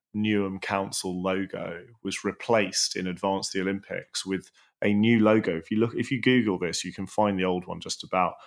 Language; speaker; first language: English; native; English